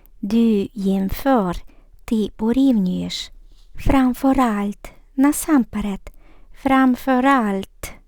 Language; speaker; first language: Swedish; non-native, learner; Ukrainian